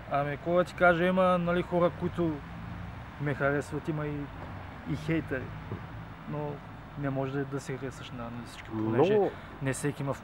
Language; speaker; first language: Bulgarian; native; Bulgarian